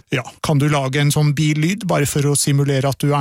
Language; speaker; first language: Norwegian; native; Norwegian